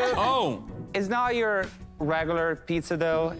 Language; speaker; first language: English; non-native, fluent; Italian